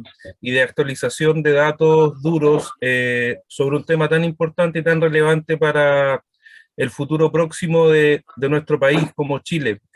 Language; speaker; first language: Spanish; native; Spanish